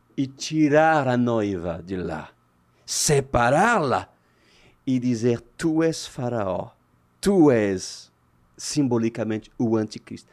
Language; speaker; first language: Portuguese; native; Portuguese